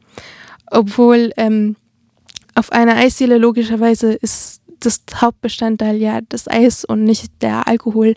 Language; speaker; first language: German; early bilingual, other home language; Arabic